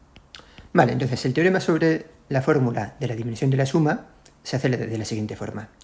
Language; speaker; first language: Spanish; native; Spanish